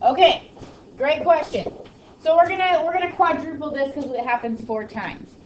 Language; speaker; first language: English; native; English